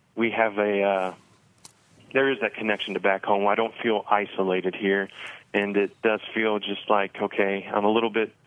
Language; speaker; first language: English; native; English